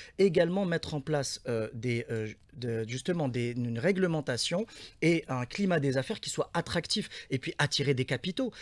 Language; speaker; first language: French; non-native, local second language; Arabic